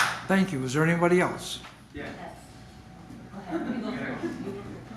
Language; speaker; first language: English; native; English